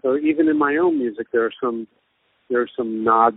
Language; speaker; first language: English; native; English